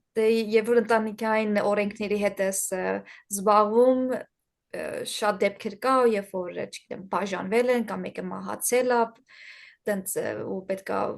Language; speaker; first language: Armenian; early bilingual, heritage; Armenian